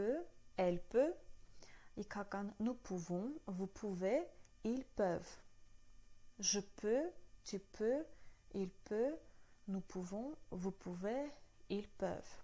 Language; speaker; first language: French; non-native, fluent; Armenian